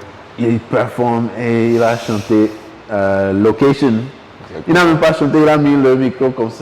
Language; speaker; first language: French; non-native, local second language; Ewe